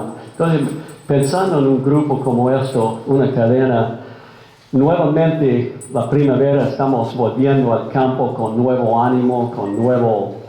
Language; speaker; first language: Spanish; non-native, fluent; English